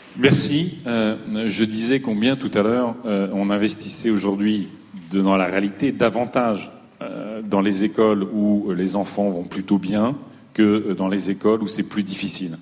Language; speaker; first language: French; native; French